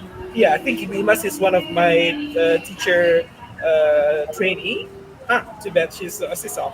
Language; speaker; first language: English; non-native, fluent; Indonesian